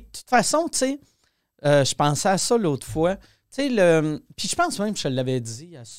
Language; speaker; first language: French; native; French